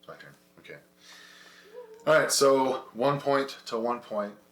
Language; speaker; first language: English; native; English